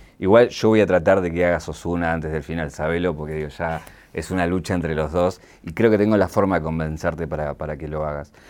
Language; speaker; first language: Spanish; native; Spanish